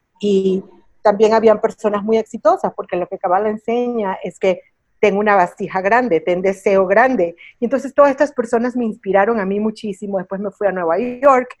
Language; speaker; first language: Spanish; early bilingual, heritage; Spanish